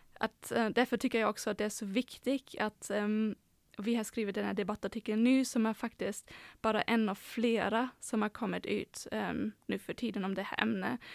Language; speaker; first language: Swedish; non-native, fluent; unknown